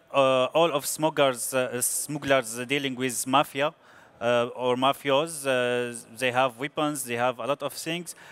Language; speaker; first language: English; non-native, learner; Arabic